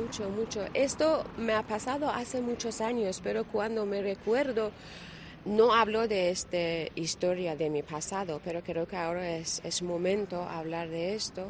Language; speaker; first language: Spanish; non-native, learner; Persian